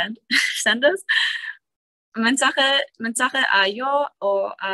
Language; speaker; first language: Spanish; non-native, learner; English